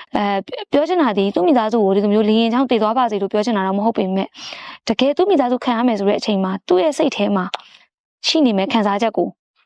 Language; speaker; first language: Burmese; native; Burmese